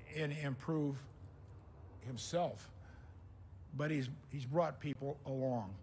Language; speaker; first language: English; native; English